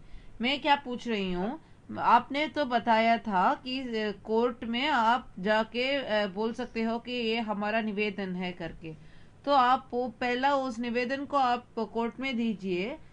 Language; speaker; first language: Hindi; non-native, local second language; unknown